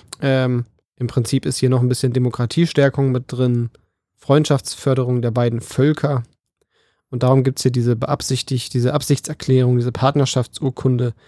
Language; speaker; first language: German; early bilingual, other home language; Polish